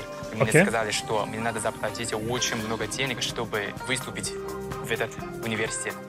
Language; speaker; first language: Russian; non-native, learner; Chinese